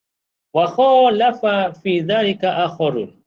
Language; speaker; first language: Arabic; non-native, fluent; Malay